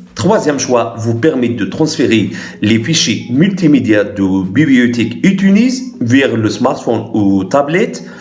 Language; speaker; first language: French; non-native, local second language; Arabic